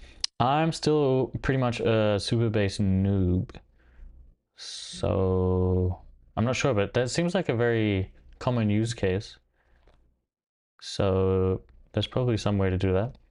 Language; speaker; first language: English; native; English